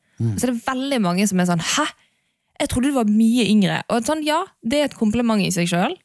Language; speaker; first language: Norwegian; native; Norwegian